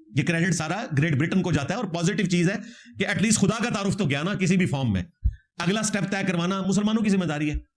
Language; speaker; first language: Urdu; native; Urdu